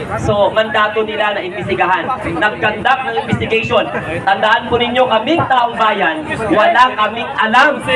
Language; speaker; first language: Filipino; non-native, local second language; Cebuano